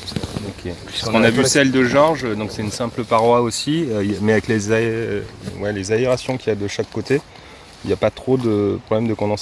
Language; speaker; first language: French; native; French